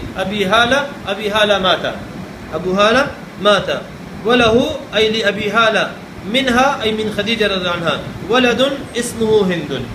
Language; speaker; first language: Arabic; non-native, fluent; Urdu